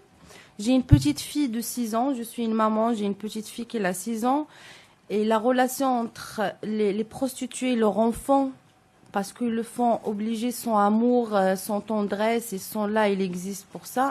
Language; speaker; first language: French; non-native, local second language; Arabic